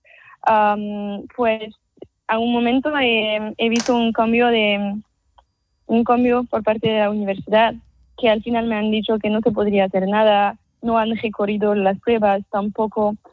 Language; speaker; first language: Spanish; non-native, fluent; French